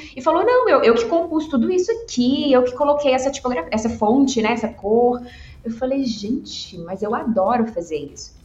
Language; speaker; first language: Portuguese; native; Portuguese